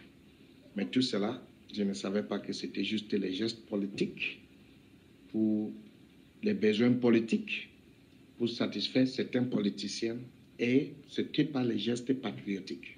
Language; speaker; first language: French; non-native, local second language; English